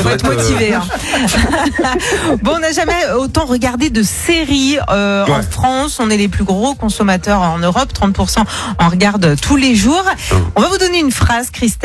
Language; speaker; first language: French; native; French